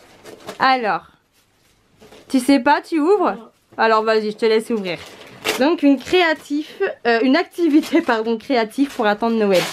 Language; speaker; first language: French; native; French